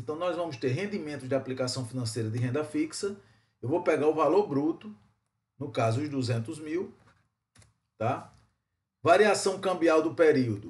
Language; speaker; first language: Portuguese; native; Portuguese